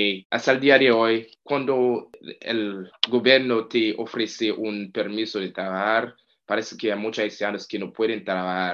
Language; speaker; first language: Spanish; non-native, fluent; Haitian Creole